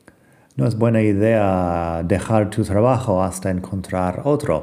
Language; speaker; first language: Spanish; non-native, fluent; English